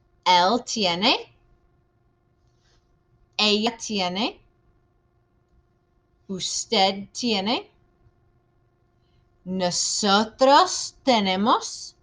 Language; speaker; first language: Spanish; non-native, fluent; English